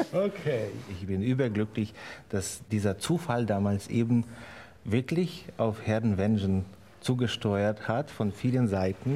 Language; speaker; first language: German; non-native, fluent; Ukrainian